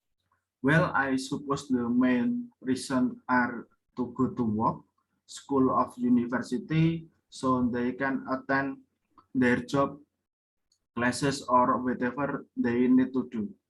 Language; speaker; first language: English; non-native, learner; Indonesian